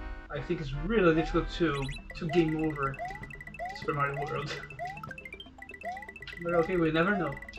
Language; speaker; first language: English; non-native, fluent; Portuguese